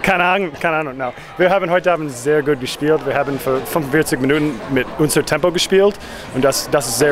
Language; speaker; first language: German; non-native, learner; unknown